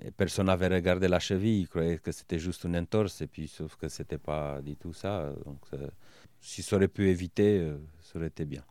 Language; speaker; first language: French; non-native, fluent; Romanian